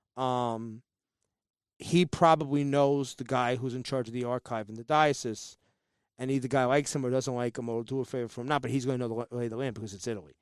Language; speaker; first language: English; native; English